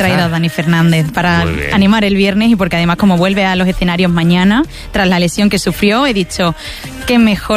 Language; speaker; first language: Spanish; native; Spanish